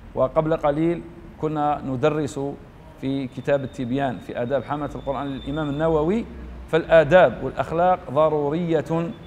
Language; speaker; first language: Arabic; native; Arabic